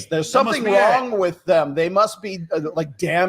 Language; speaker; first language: English; native; English